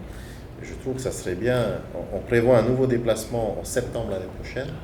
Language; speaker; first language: French; native; French